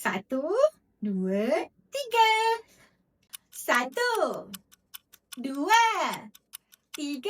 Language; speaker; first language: Malay; native; Malay